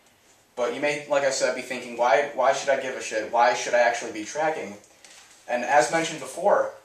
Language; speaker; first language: English; native; English